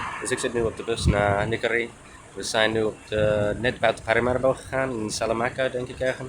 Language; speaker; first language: Dutch; non-native, learner; English